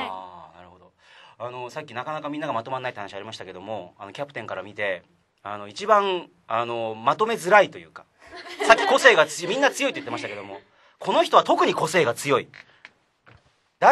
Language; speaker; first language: Japanese; native; Japanese